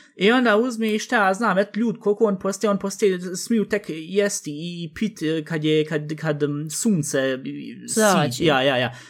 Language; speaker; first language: Bosnian; early bilingual, heritage; Bosnian